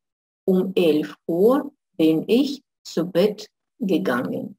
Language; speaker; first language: German; non-native, fluent; Russian